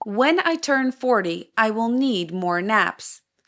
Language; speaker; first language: English; non-native, fluent; Polish